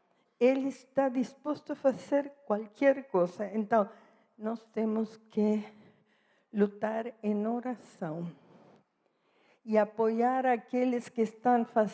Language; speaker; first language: Portuguese; non-native, fluent; Spanish